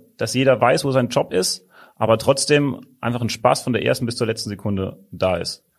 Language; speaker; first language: German; native; German